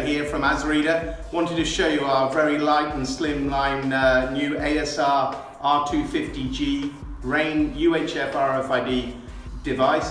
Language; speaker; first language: English; native; English